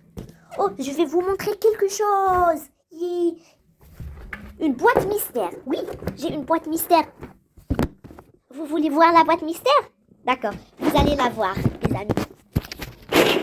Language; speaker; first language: French; non-native, local second language; Arabic